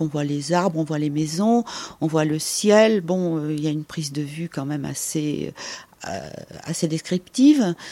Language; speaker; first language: French; native; French